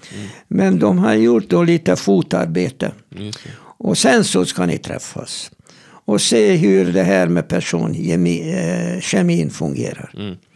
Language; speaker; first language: Swedish; non-native, fluent; Hungarian